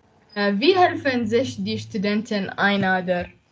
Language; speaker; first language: German; non-native, learner; Arabic